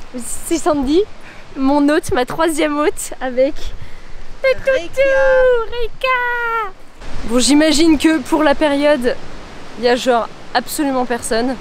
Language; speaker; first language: French; native; French